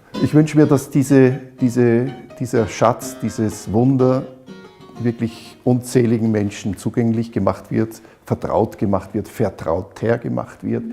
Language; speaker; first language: German; native; German